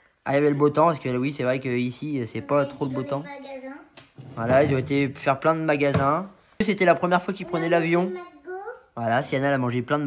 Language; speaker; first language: French; native; French